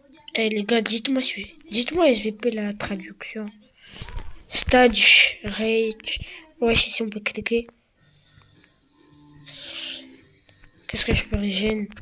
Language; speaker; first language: French; native; French